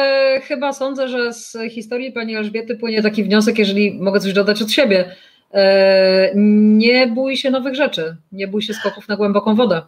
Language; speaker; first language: Polish; native; Polish